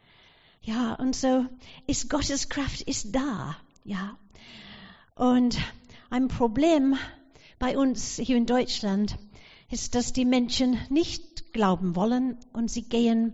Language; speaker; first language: German; non-native, fluent; English